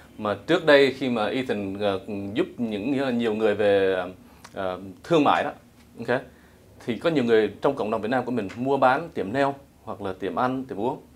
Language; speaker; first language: Vietnamese; early bilingual, heritage; Vietnamese